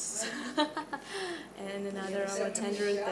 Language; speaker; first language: English; non-native, learner; Russian